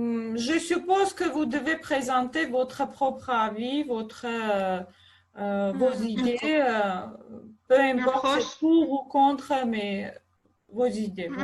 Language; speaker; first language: French; non-native, fluent; Armenian